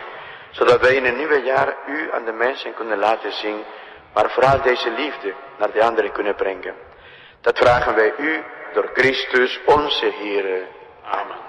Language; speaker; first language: Dutch; non-native, fluent; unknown